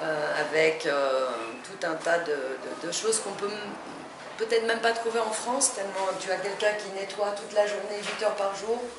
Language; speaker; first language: French; non-native, fluent; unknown